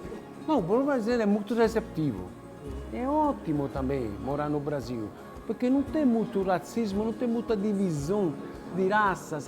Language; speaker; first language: Portuguese; non-native, fluent; Italian